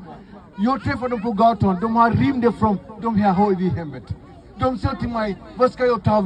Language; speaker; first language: Swedish; non-native, fluent; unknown